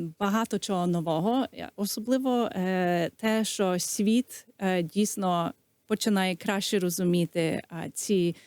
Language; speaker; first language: Ukrainian; early bilingual, heritage; Ukrainian